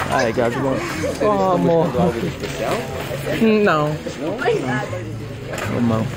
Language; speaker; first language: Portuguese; non-native, learner; English